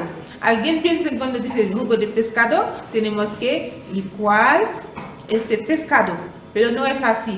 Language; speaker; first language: Spanish; non-native, fluent; Haitian Creole